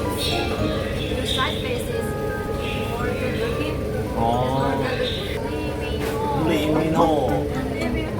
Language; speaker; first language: English; non-native, learner; Chinese